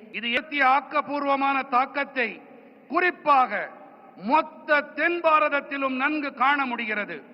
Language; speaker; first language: Tamil; native; Tamil